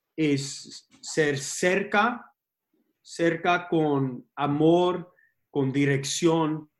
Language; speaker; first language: Spanish; early bilingual, heritage; Spanish